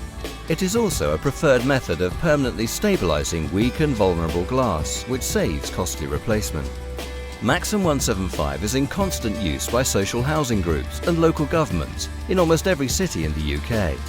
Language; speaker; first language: English; native; English